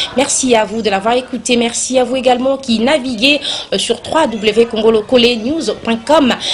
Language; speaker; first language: French; non-native, local second language; Lingala